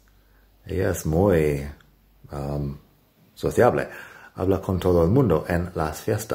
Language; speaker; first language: Spanish; non-native, fluent; English